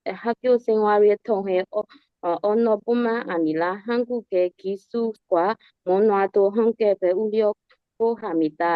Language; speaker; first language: Korean; non-native, learner; Burmese